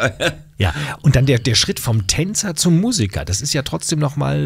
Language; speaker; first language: German; native; German